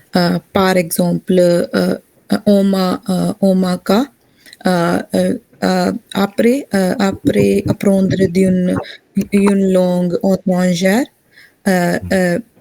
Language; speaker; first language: French; non-native, learner; Hindi